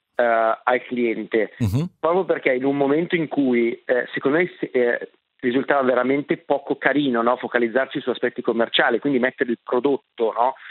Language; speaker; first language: Italian; native; Italian